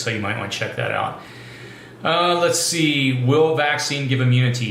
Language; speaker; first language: English; native; English